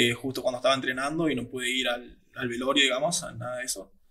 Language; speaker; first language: Spanish; native; Spanish